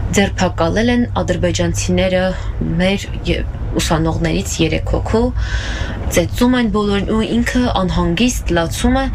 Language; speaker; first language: Armenian; native; Armenian